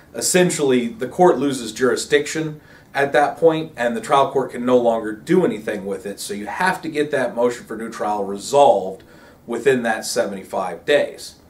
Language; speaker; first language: English; native; English